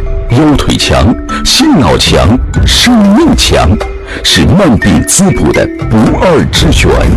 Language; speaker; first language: Chinese; native; Chinese